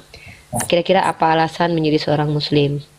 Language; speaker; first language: Indonesian; native; Indonesian